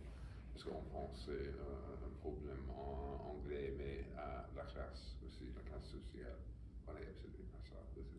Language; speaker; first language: French; non-native, fluent; English